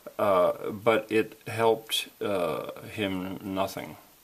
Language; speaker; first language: English; native; English